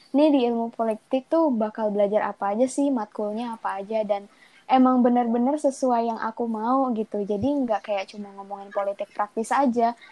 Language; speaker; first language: Indonesian; native; Indonesian